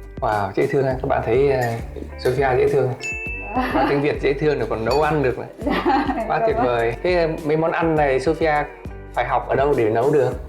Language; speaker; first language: Vietnamese; native; Vietnamese